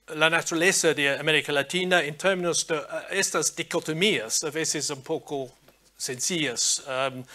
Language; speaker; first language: Spanish; non-native, fluent; English